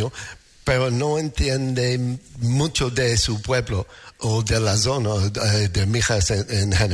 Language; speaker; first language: Spanish; non-native, fluent; English